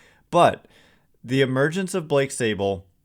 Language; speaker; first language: English; native; English